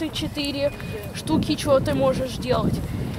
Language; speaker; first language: Russian; early bilingual, heritage; Russian